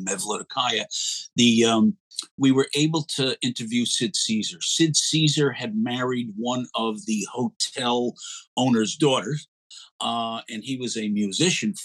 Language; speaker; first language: English; native; English